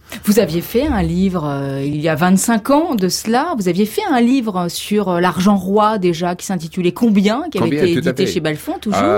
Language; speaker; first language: French; native; French